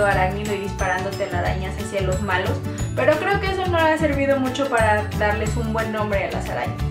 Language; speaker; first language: Spanish; native; Spanish